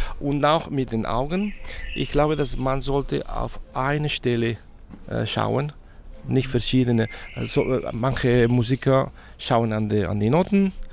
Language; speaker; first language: German; non-native, fluent; Spanish